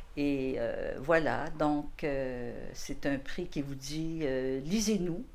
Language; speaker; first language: French; native; French